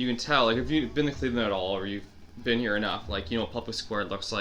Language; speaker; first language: English; native; English